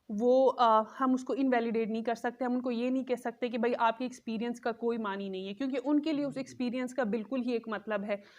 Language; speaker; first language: Urdu; non-native, local second language; Khowar